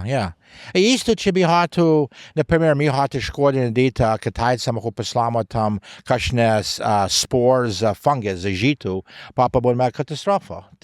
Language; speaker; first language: Slovenian; early bilingual, heritage; Slovenian